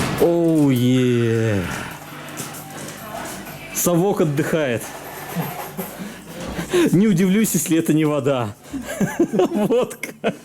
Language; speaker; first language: Russian; native; Russian